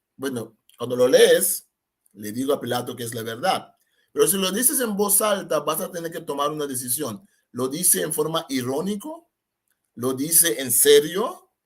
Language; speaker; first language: Spanish; non-native, fluent; Papiamento